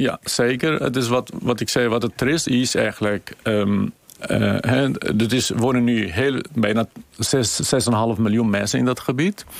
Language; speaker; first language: Dutch; non-native, fluent; Kurdish